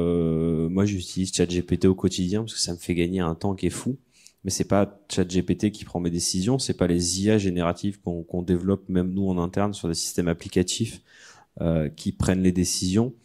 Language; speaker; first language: French; native; French